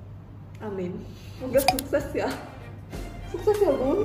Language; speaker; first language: Indonesian; non-native, fluent; Korean